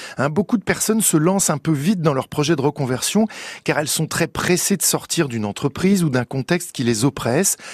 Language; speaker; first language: French; native; French